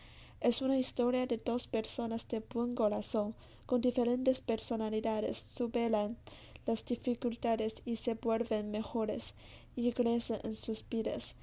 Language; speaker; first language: Spanish; non-native, learner; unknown